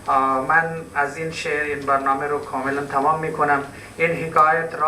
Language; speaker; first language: Persian; non-native, fluent; Hindi